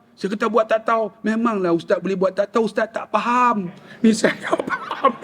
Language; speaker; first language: Malay; native; Malay